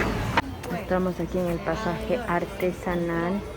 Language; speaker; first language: Spanish; native; Spanish